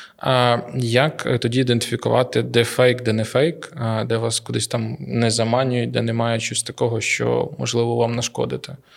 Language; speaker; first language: Ukrainian; native; Ukrainian